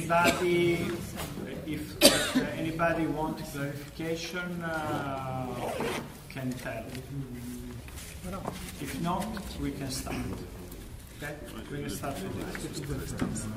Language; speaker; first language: English; non-native, learner; Italian